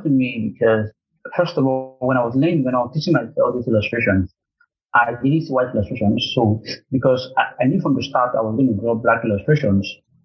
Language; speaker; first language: English; non-native, local second language; Igbo